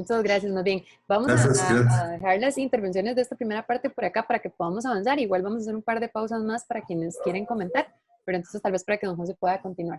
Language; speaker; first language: Spanish; native; Spanish